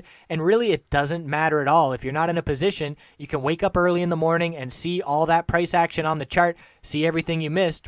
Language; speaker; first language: English; native; English